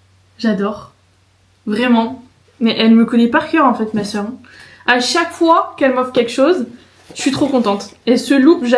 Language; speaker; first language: French; native; French